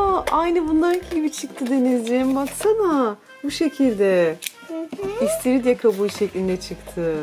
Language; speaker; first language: Turkish; native; Turkish